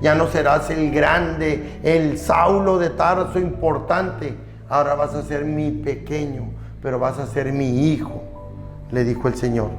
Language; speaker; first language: Spanish; native; Spanish